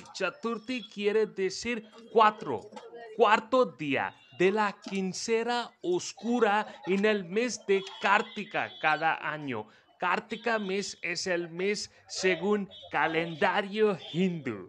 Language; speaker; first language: Spanish; non-native, fluent; Hindi